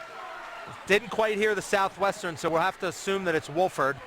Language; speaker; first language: English; native; English